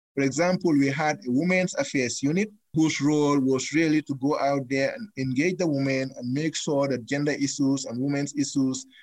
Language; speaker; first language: English; non-native, local second language; Fula